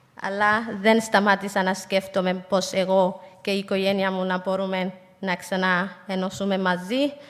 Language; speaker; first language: Greek; non-native, fluent; Somali